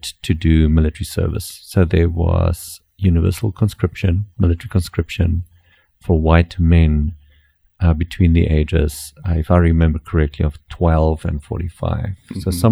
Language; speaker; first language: English; non-native, local second language; Afrikaans